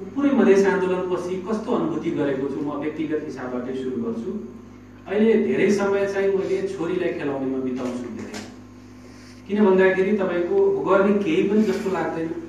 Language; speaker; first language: Nepali; non-native, local second language; Maithili